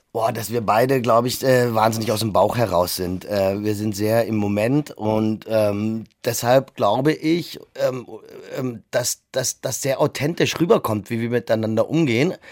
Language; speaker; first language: German; native; German